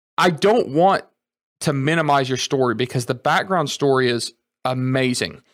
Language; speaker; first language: English; native; English